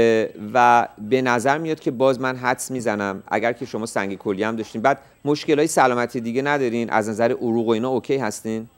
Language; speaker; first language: Persian; native; Persian